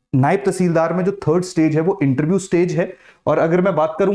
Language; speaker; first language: Hindi; native; Hindi